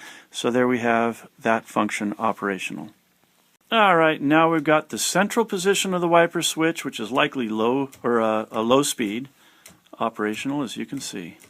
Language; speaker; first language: English; native; English